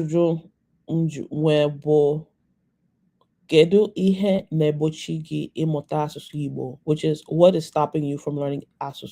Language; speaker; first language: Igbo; non-native, learner; English